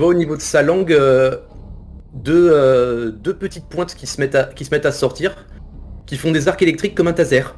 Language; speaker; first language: French; native; French